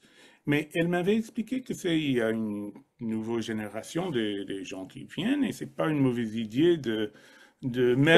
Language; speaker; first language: French; non-native, fluent; English